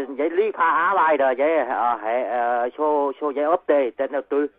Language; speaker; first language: Danish; non-native, learner; Vietnamese